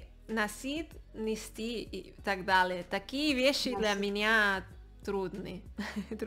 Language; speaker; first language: Russian; non-native, learner; Spanish